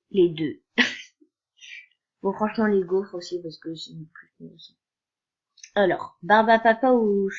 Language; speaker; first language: French; native; French